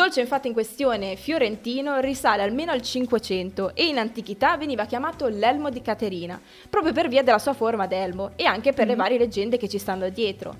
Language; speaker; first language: Italian; native; Italian